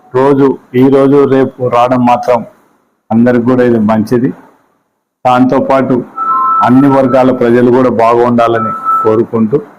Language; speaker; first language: Telugu; native; Telugu